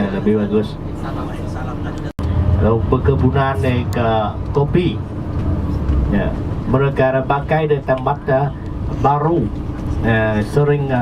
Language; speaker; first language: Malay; non-native, learner; Vietnamese